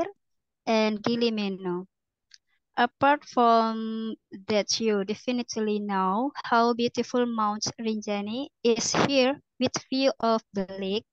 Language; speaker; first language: English; non-native, learner; Indonesian